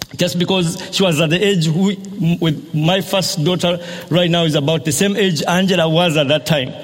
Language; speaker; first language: English; non-native, local second language; Ganda